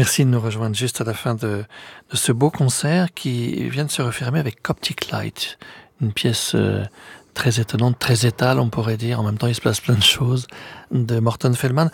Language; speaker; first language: French; native; French